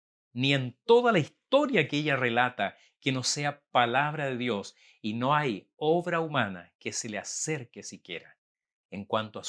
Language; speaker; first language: Spanish; native; Spanish